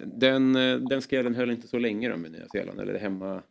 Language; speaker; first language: Swedish; native; Swedish